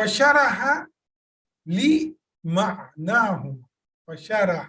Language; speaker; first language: Arabic; non-native, fluent; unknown